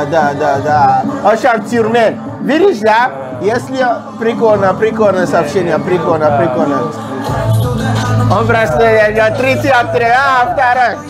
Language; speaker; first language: Russian; non-native, learner; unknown